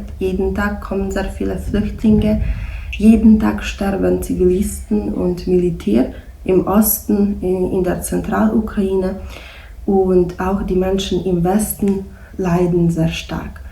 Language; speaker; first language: German; early bilingual, heritage; German